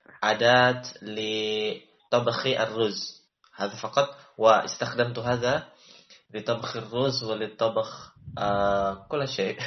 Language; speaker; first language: Arabic; non-native, learner; Indonesian